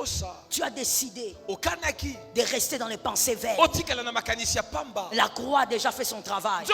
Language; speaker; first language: French; non-native, local second language; Lingala